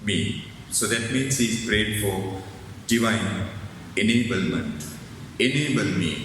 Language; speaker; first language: English; non-native, local second language; Sinhala